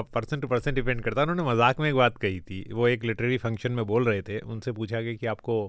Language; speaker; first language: Hindi; native; Hindi